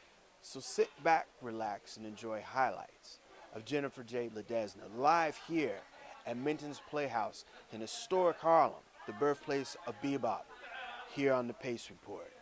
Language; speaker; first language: English; native; English